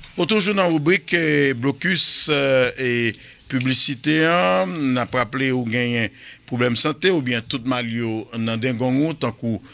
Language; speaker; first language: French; non-native, local second language; Haitian Creole